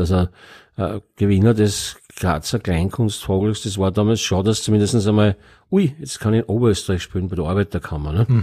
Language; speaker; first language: German; native; German